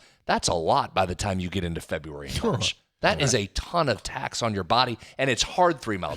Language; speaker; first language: English; native; English